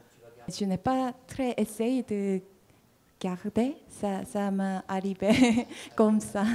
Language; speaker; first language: French; non-native, fluent; Korean